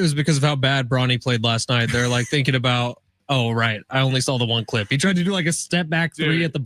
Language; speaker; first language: English; native; English